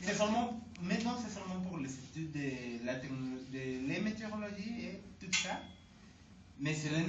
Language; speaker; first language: French; non-native, learner; Spanish